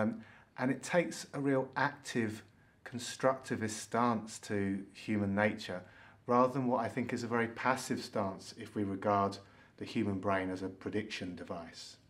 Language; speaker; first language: English; native; English